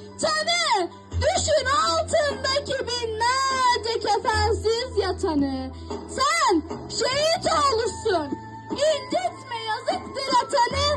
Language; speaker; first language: Turkish; native; Turkish